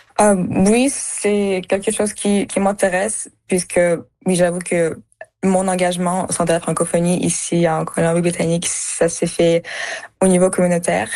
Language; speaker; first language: French; early bilingual, other home language; Russian